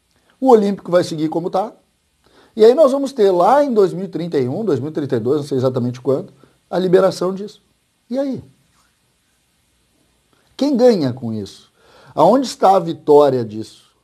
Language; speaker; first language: Portuguese; native; Portuguese